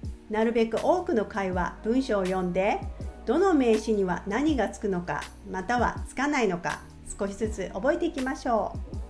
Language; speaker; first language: Japanese; native; Japanese